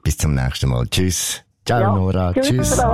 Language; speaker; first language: German; native; German